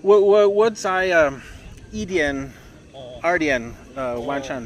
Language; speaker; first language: Chinese; non-native, learner; English